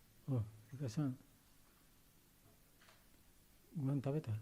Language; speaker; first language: Japanese; non-native, learner; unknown